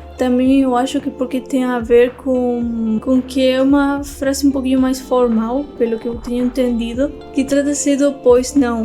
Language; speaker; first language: Portuguese; non-native, fluent; Spanish